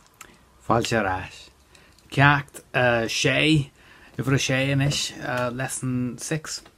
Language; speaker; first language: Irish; non-native, local second language; English